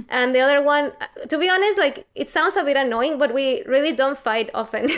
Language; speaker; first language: English; non-native, fluent; Spanish